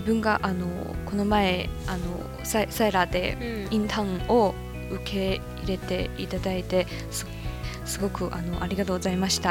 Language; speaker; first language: Japanese; non-native, fluent; Chinese